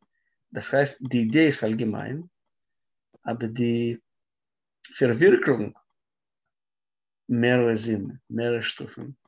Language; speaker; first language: German; non-native, fluent; Russian